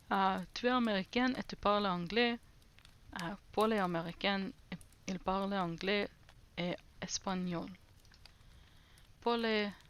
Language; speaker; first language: French; non-native, learner; English